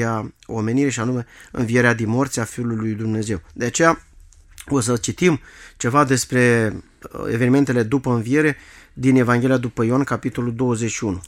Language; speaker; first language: Romanian; native; Romanian